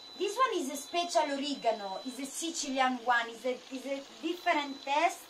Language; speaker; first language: English; non-native, learner; Italian